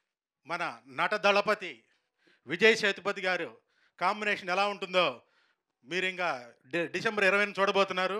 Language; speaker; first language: Telugu; native; Telugu